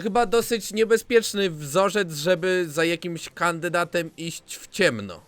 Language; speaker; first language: Polish; native; Polish